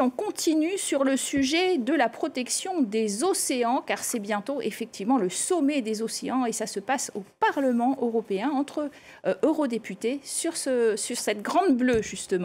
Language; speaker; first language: French; native; French